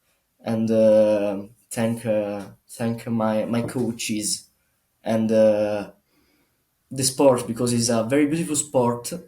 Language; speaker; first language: English; non-native, learner; Italian